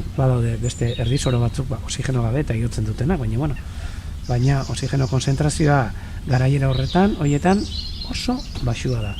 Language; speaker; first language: Basque; native; Basque